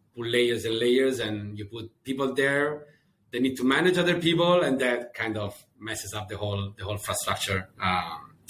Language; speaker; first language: English; non-native, fluent; Italian